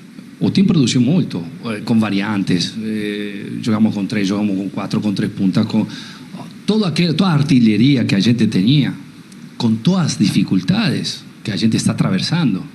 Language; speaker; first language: Portuguese; non-native, learner; Spanish